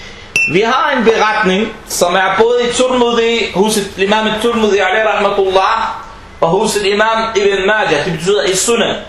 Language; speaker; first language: Danish; early bilingual, other home language; Arabic